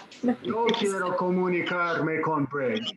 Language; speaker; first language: Spanish; non-native, fluent; English